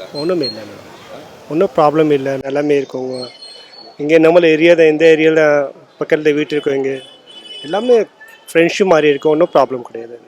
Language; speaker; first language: Tamil; non-native, local second language; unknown